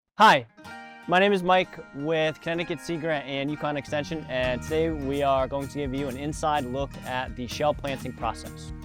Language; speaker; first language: English; native; English